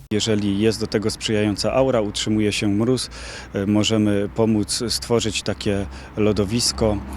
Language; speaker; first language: Polish; native; Polish